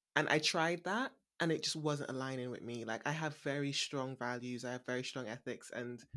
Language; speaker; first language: English; native; English